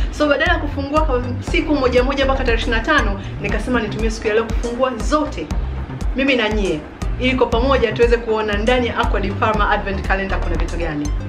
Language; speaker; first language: Swahili; native; Swahili